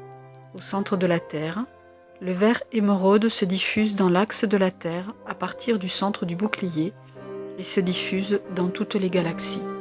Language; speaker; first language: French; native; French